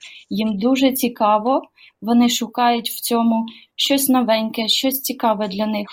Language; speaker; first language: Ukrainian; native; Ukrainian